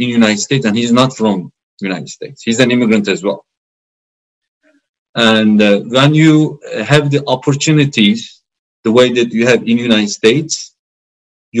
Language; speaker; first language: English; non-native, fluent; Turkish